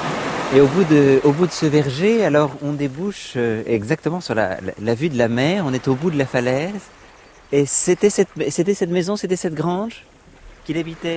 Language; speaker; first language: French; native; French